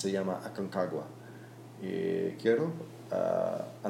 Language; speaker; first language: Spanish; non-native, learner; English